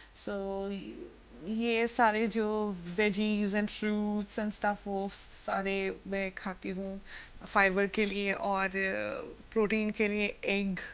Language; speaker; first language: Hindi; non-native, local second language; Assamese